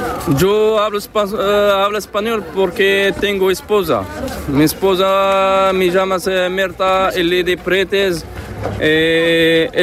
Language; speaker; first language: Spanish; non-native, learner; Arabic